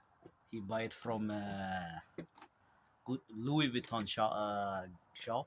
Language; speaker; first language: English; non-native, local second language; Amharic